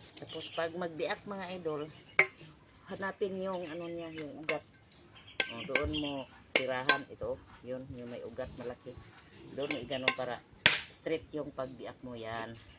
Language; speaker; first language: Filipino; non-native, local second language; Cebuano